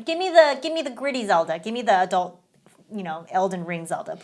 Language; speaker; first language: English; native; English